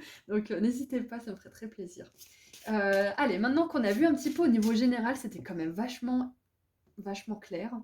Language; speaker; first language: French; native; French